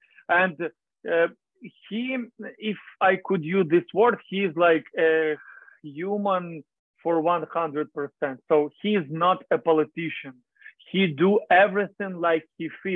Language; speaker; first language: English; non-native, learner; Ukrainian